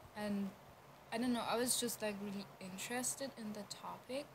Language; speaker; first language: English; non-native, fluent; German